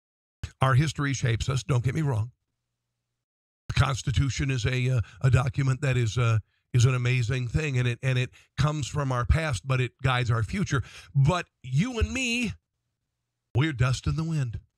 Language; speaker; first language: English; native; English